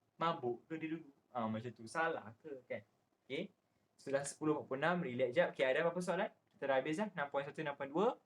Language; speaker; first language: Malay; native; Malay